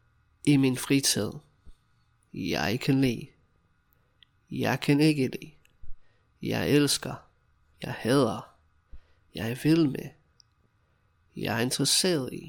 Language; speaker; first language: Danish; non-native, fluent; English